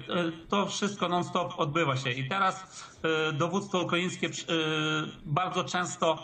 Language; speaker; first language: Polish; early bilingual, heritage; Polish